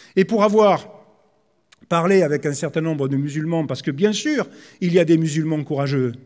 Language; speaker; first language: French; native; French